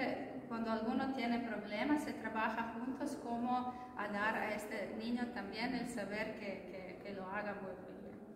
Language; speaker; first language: Spanish; non-native, fluent; Croatian